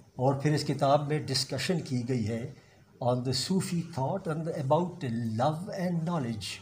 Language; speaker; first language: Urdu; non-native, local second language; Pashto